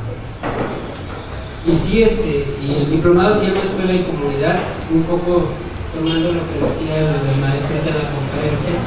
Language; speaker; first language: Spanish; non-native, local second language; Tzotzil